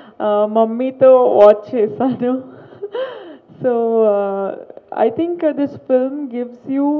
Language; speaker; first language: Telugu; non-native, local second language; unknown